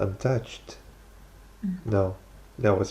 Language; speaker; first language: English; non-native, learner; Russian